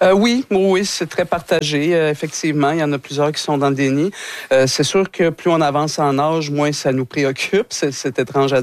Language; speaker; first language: French; native; French